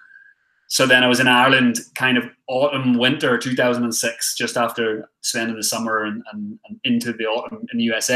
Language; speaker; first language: English; native; English